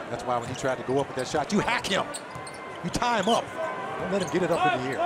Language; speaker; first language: English; native; English